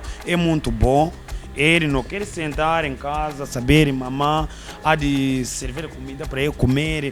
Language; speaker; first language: Portuguese; non-native, learner; Kinyarwanda